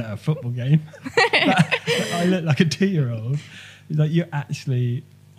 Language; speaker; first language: English; native; English